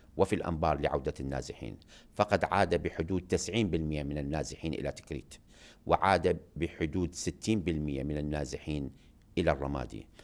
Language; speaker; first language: Arabic; native; Arabic